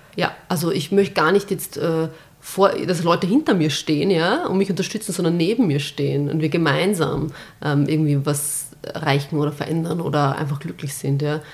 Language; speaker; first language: German; early bilingual, other home language; Bosnian